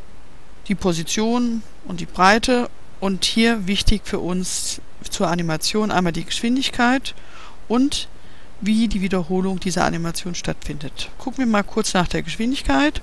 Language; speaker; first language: German; native; German